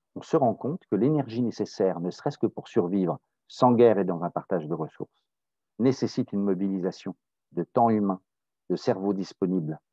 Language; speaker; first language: French; native; French